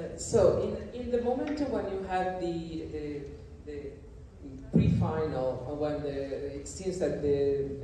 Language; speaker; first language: English; non-native, fluent; Italian